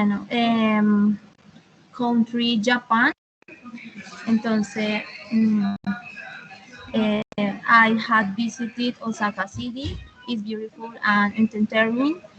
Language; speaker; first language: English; non-native, learner; Spanish